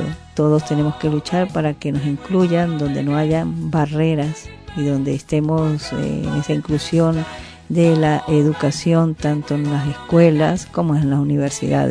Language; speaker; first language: Spanish; native; Spanish